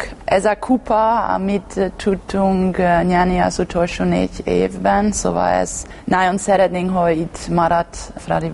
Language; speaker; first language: Hungarian; non-native, learner; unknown